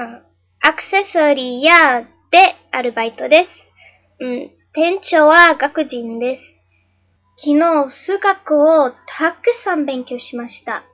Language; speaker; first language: Japanese; non-native, learner; English